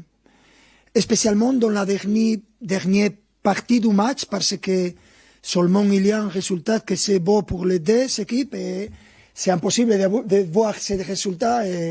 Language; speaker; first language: French; non-native, fluent; Spanish